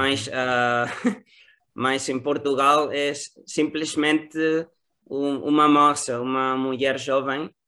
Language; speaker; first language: Portuguese; non-native, learner; Spanish